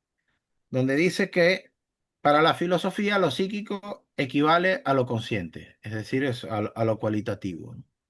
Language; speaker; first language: Spanish; native; Spanish